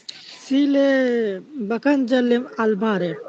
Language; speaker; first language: Italian; non-native, learner; Bangla